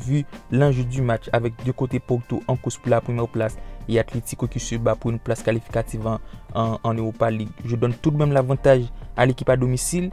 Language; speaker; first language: French; native; French